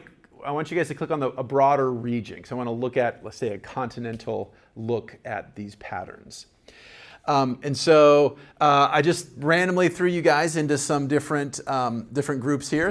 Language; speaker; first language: English; native; English